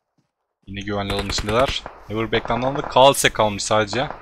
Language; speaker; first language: Turkish; native; Turkish